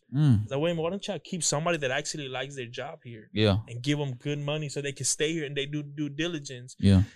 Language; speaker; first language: English; early bilingual, other home language; Spanish